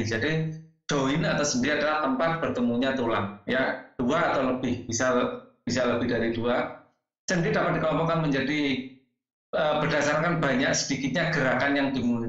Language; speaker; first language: Indonesian; native; Indonesian